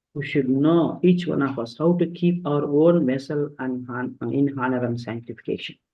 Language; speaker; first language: English; non-native, local second language; Telugu